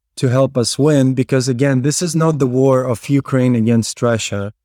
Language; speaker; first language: English; non-native, fluent; Ukrainian